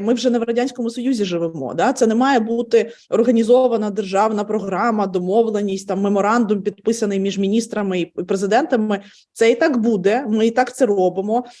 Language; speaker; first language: Ukrainian; native; Ukrainian